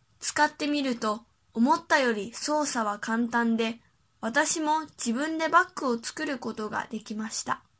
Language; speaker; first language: Japanese; early bilingual, other home language; Chinese